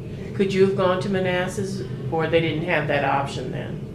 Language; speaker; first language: English; native; English